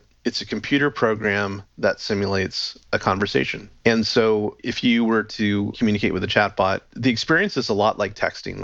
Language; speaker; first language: English; native; English